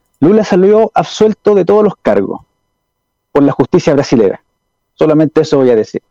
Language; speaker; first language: Spanish; native; Spanish